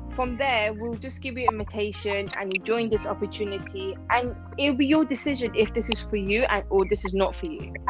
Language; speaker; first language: English; non-native, fluent; Persian